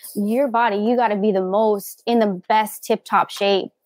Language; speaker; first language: English; native; English